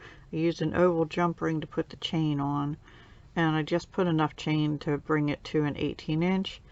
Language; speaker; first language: English; native; English